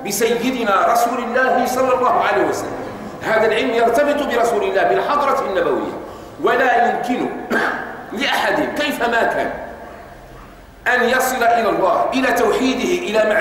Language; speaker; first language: Arabic; native; Arabic